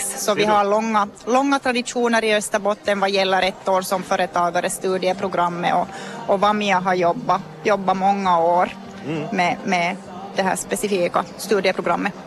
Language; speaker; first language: Swedish; native; Swedish